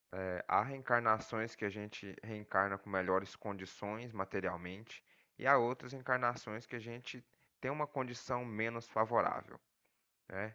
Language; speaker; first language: Portuguese; native; Portuguese